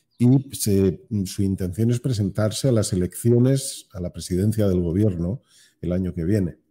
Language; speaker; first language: Spanish; native; Spanish